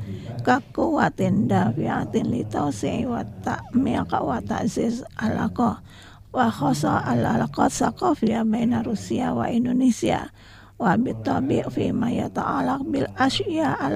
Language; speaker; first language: Arabic; non-native, learner; Indonesian